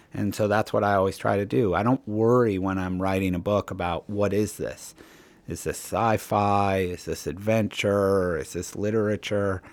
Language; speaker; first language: English; native; English